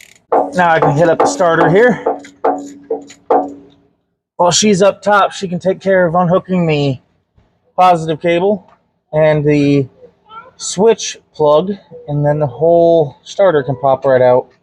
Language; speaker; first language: English; native; English